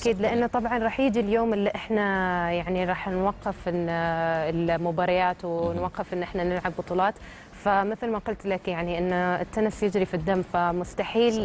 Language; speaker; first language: Arabic; native; Arabic